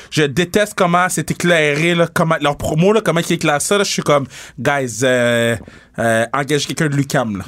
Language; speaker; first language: French; native; French